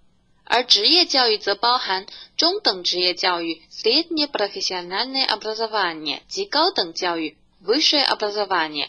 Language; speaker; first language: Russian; non-native, fluent; Chinese